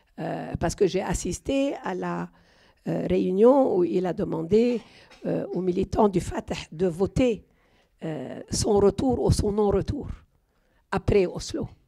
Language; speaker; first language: French; non-native, local second language; Arabic